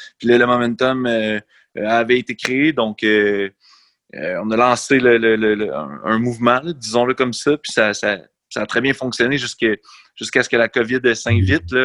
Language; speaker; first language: French; native; French